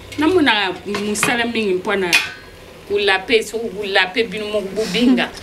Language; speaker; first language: Lingala; non-native, local second language; Kituba (Democratic Republic of Congo)